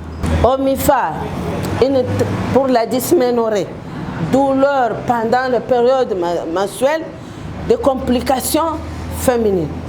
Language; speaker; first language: French; non-native, local second language; Lingala